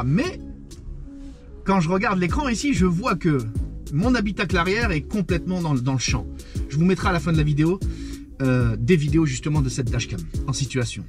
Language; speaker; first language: French; native; French